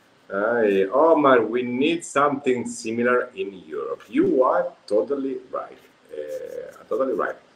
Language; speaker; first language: English; non-native, fluent; Italian